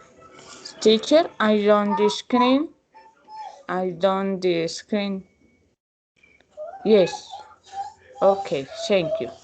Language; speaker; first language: English; non-native, learner; Spanish